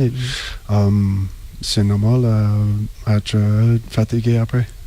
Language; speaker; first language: French; non-native, learner; English